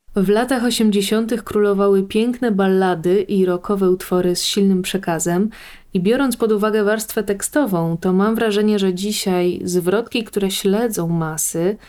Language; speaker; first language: Polish; native; Polish